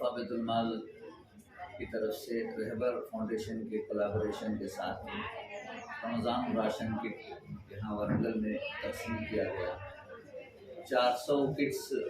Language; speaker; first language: Urdu; native; Urdu